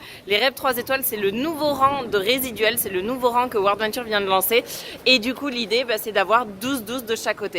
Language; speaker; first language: French; native; French